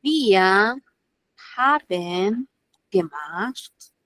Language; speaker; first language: German; non-native, fluent; Spanish